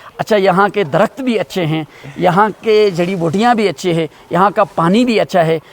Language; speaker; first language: Urdu; non-native, local second language; Shina